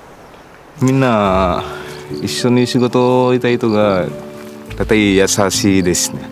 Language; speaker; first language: Japanese; non-native, learner; Indonesian